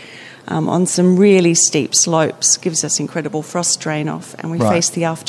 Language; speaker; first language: English; native; English